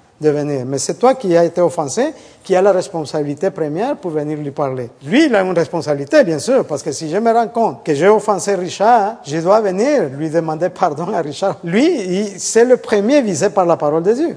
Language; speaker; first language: French; non-native, fluent; Spanish